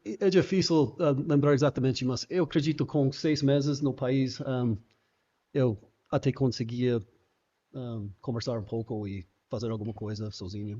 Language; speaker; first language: Portuguese; non-native, fluent; English